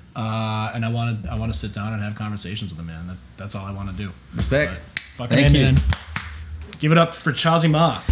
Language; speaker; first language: English; native; English